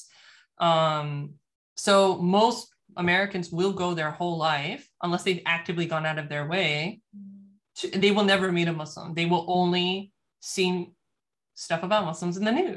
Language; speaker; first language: English; native; English